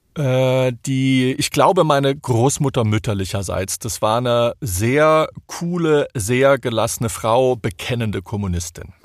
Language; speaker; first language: German; native; German